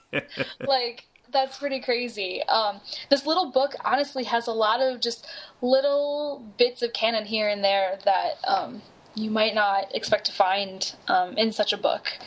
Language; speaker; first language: English; native; English